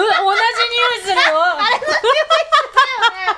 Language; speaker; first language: Japanese; native; Japanese